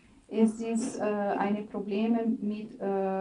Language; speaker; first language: German; non-native, fluent; Portuguese